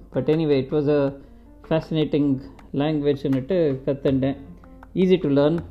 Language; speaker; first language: Tamil; non-native, local second language; Kannada